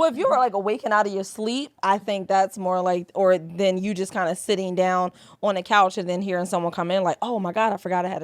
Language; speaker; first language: English; native; English